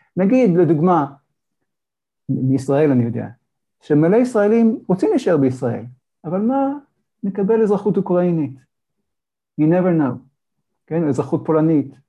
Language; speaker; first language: Hebrew; native; Hebrew